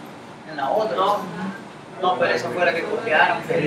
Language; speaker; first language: Spanish; native; Spanish